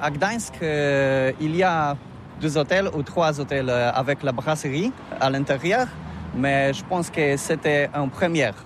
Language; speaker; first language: French; non-native, learner; Polish